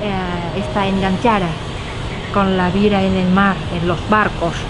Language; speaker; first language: Spanish; non-native, learner; Vietnamese